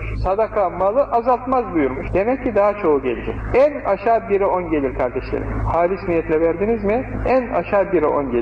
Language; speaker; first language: Turkish; native; Turkish